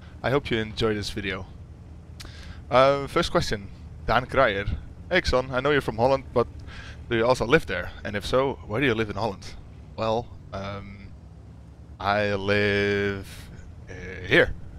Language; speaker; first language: English; non-native, fluent; Dutch